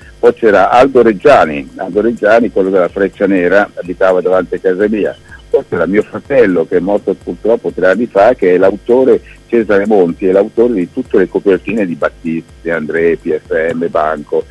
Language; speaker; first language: Italian; native; Italian